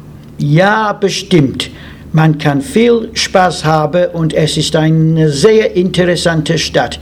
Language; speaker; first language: German; non-native, learner; English